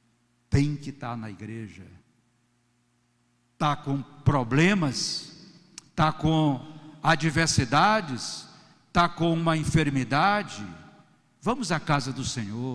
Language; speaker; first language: Portuguese; native; Portuguese